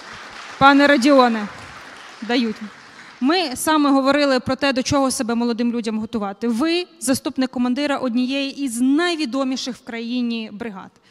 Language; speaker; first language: Ukrainian; native; Ukrainian